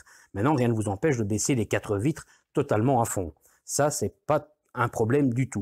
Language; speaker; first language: French; native; French